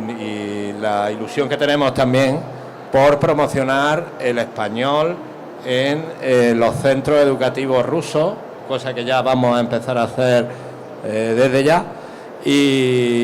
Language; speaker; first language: Spanish; native; Spanish